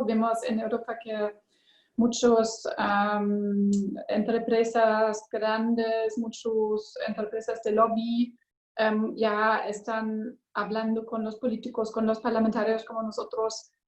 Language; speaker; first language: Spanish; non-native, learner; German